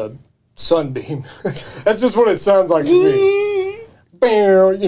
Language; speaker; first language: English; native; English